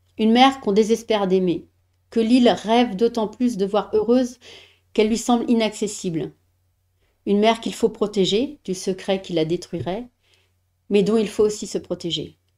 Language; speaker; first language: French; native; French